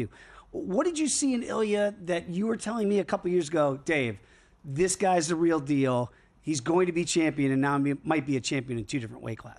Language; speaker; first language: English; native; English